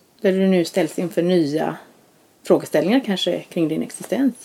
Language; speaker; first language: Swedish; native; Swedish